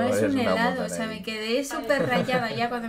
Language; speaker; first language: Spanish; native; Spanish